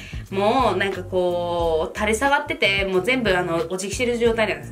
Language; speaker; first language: Japanese; native; Japanese